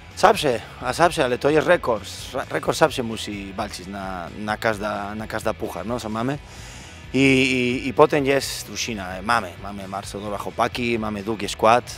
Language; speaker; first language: Polish; non-native, learner; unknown